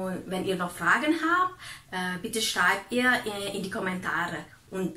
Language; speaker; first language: German; non-native, fluent; Indonesian